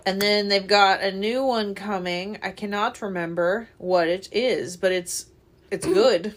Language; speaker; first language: English; native; English